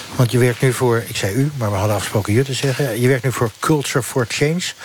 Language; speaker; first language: Dutch; native; Dutch